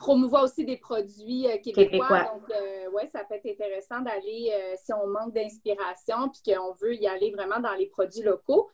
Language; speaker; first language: French; native; French